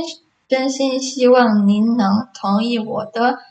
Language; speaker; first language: Chinese; non-native, fluent; Indonesian